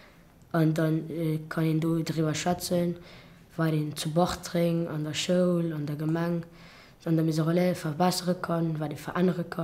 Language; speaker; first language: German; non-native, local second language; Luxembourgish